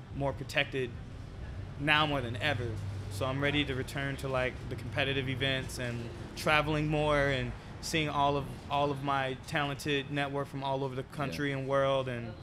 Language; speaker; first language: English; native; English